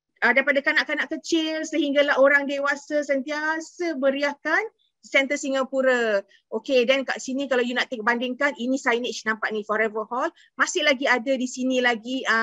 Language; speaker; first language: Malay; native; Malay